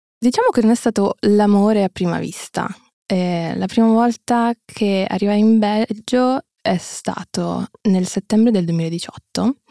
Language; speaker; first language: Italian; early bilingual, other home language; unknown